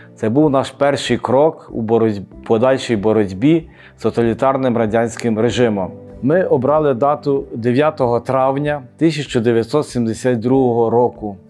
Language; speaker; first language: Ukrainian; native; Ukrainian